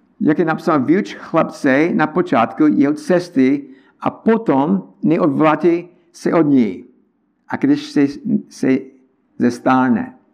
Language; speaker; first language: Czech; non-native, learner; English